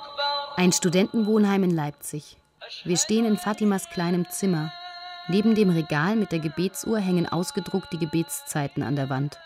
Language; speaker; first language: German; native; German